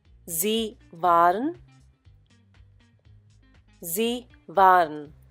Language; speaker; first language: German; non-native, fluent; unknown